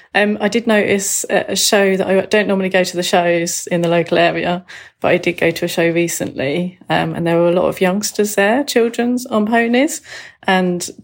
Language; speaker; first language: English; native; English